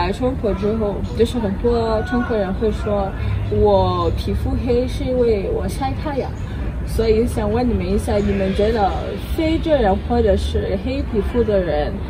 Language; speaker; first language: Chinese; non-native, fluent; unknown